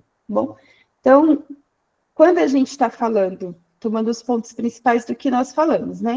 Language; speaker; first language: Portuguese; native; Portuguese